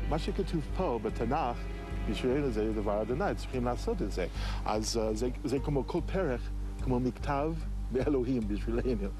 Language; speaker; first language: Hebrew; non-native, fluent; English